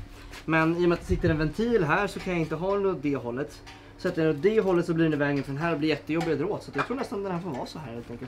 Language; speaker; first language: Swedish; native; Swedish